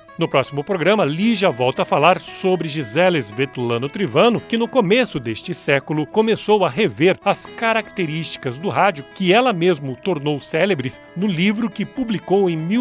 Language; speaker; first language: Portuguese; native; Portuguese